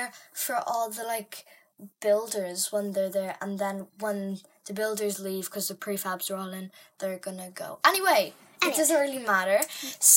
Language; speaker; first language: English; native; English